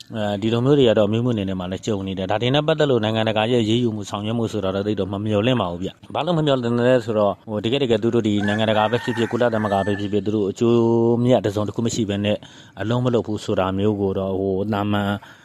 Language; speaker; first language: Burmese; non-native, local second language; Kachin